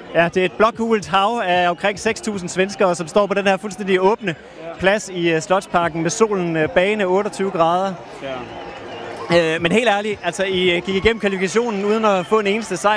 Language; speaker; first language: Danish; native; Danish